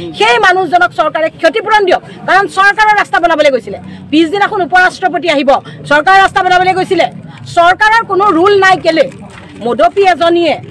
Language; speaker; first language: Assamese; native; Assamese